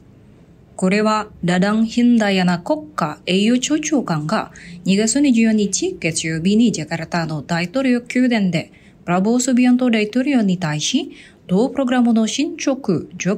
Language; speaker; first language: Japanese; non-native, fluent; Indonesian